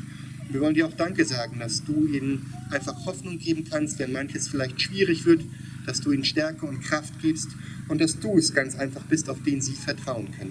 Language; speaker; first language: German; native; German